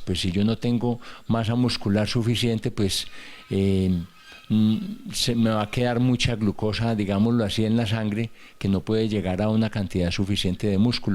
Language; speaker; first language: Spanish; native; Spanish